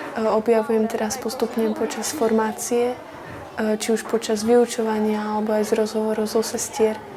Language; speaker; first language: Slovak; early bilingual, heritage; Slovak